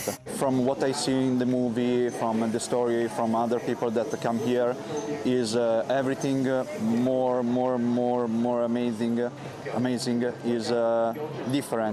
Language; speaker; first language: English; non-native, fluent; Italian